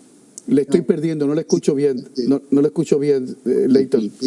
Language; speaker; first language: Spanish; native; Spanish